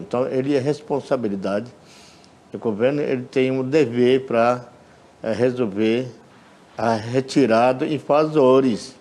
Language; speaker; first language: Portuguese; non-native, local second language; Yanomámi